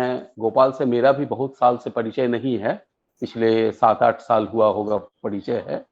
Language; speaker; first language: Hindi; native; Hindi